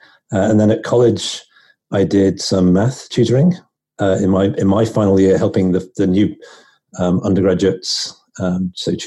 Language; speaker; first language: English; native; English